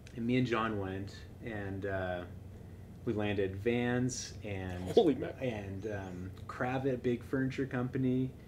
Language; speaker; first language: English; native; English